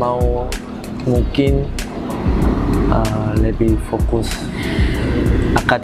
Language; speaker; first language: Indonesian; non-native, learner; Korean